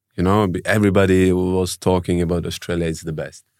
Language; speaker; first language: English; early bilingual, heritage; German